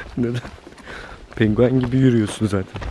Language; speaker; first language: Turkish; native; Turkish